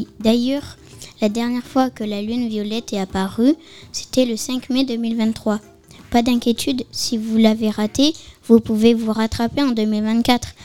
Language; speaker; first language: French; native; French